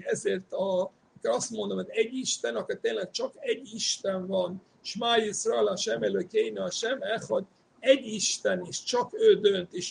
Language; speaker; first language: Hungarian; non-native, fluent; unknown